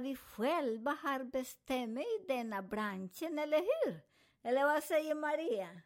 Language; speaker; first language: Swedish; non-native, fluent; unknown